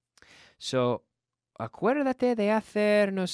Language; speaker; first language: Spanish; non-native, fluent; English